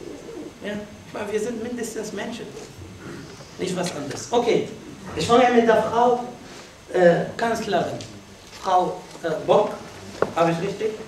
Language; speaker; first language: German; non-native, fluent; Arabic